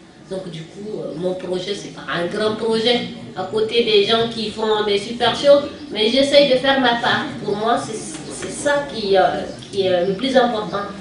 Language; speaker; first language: French; non-native, local second language; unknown